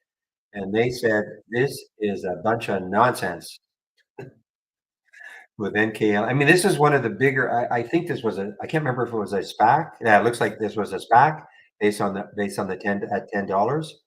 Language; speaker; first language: English; native; English